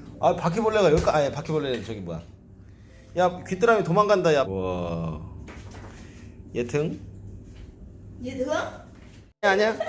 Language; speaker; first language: Korean; native; Korean